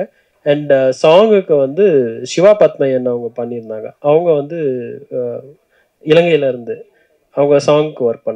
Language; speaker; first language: Tamil; native; Tamil